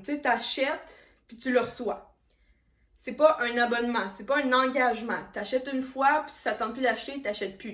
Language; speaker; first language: French; native; French